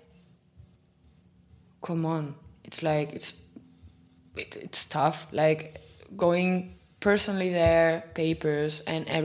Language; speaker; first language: English; non-native, fluent; Spanish